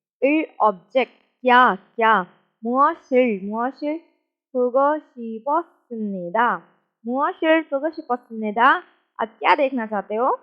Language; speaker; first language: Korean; non-native, fluent; Urdu